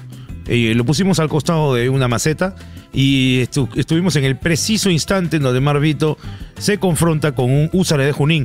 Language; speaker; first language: Spanish; native; Spanish